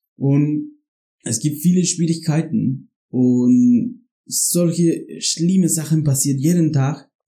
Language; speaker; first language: German; non-native, learner; Spanish